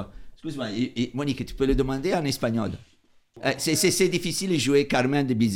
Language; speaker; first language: French; non-native, fluent; Italian